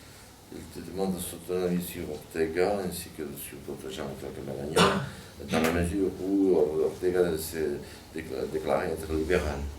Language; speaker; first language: French; non-native, fluent; Spanish